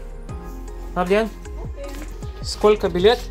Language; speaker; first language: Russian; non-native, learner; Lithuanian